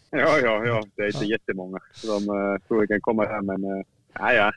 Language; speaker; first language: Swedish; non-native, fluent; Finnish